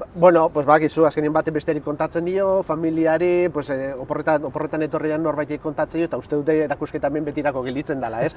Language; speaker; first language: Basque; native; Basque